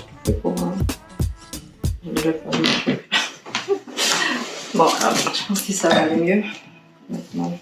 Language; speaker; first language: French; non-native, fluent; Russian